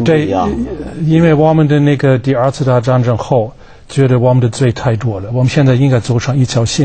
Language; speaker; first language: Chinese; non-native, fluent; German